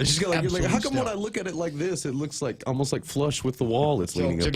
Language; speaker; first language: English; native; English